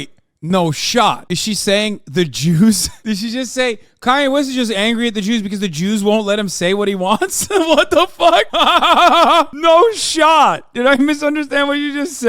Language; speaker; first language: English; native; English